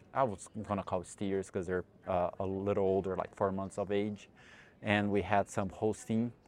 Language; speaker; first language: English; non-native, fluent; Portuguese